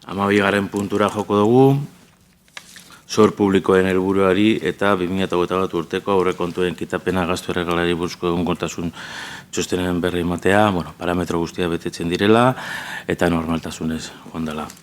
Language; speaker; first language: Basque; native; Basque